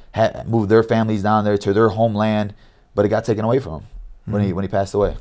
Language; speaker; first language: English; native; English